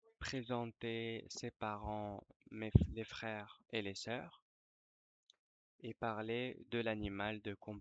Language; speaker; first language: French; non-native, fluent; Spanish